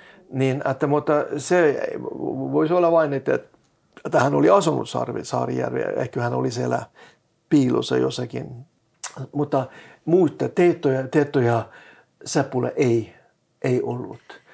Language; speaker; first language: Finnish; non-native, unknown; Norwegian